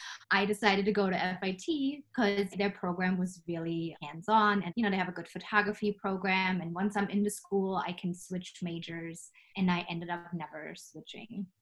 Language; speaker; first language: English; non-native, fluent; German